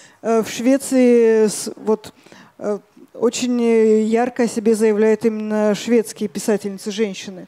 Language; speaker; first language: Russian; native; Russian